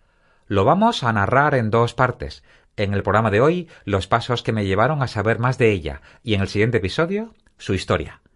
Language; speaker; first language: Spanish; native; Spanish